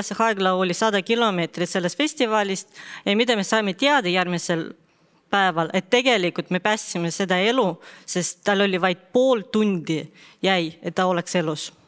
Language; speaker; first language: Estonian; non-native, local second language; Russian